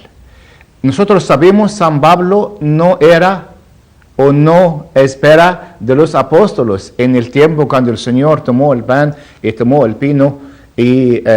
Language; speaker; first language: Spanish; non-native, learner; Arabic